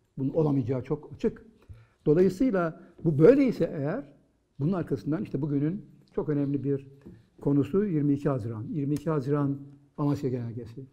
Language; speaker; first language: Turkish; native; Turkish